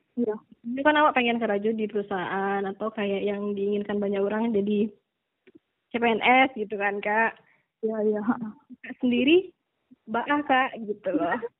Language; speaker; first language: Indonesian; native; Indonesian